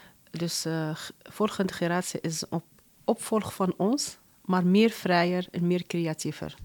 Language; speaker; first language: Dutch; non-native, fluent; Arabic